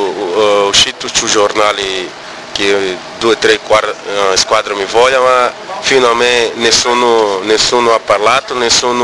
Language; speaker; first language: Italian; non-native, learner; Portuguese